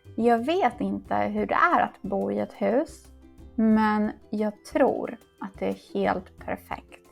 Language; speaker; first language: Swedish; non-native, fluent; Polish